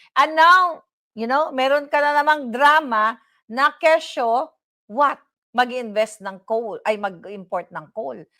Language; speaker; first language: Filipino; non-native, local second language; Cebuano